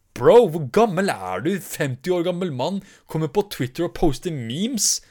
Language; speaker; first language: Norwegian; early bilingual, other home language; Kurdish